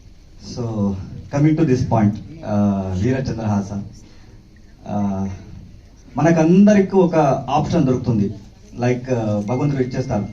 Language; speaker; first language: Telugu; non-native, learner; Kannada